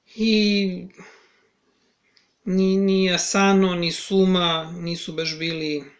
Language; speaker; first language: Serbian; native; Serbian